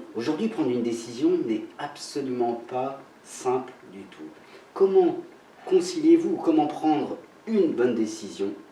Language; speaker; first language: French; native; French